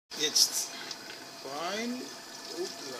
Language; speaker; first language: German; non-native, learner; Greek